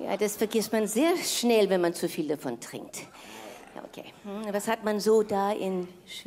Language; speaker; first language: German; non-native, fluent; Danish